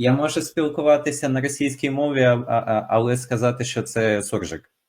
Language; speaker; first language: Ukrainian; non-native, local second language; Russian